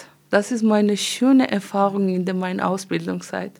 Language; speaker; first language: German; non-native, learner; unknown